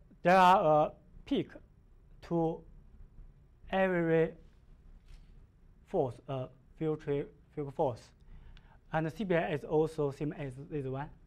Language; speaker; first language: English; non-native, learner; Chinese